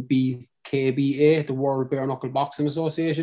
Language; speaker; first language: English; native; English